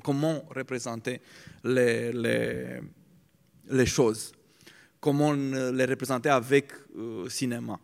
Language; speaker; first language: French; non-native, fluent; Romanian